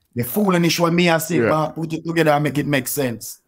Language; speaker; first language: English; non-native, local second language; Jamaican Creole English